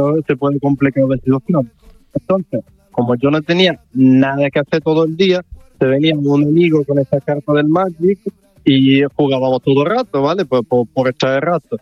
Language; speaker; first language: Spanish; non-native, fluent; Italian